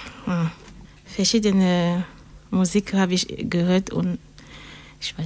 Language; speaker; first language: German; non-native, learner; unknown